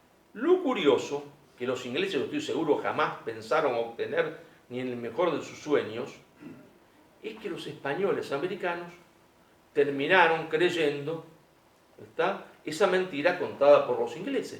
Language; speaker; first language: Spanish; native; Spanish